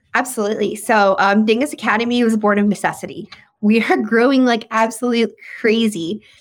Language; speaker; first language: English; native; English